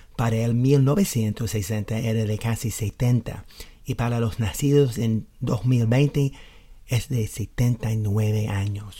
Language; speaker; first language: Spanish; non-native, fluent; English